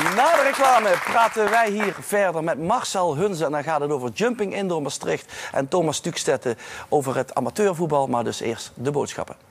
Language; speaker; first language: Dutch; native; Dutch